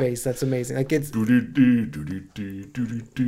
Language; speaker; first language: English; native; English